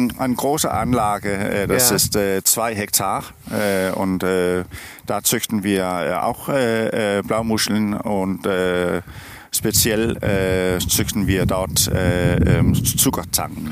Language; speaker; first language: German; non-native, learner; Danish